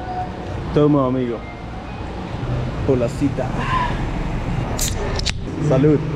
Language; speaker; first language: Spanish; non-native, learner; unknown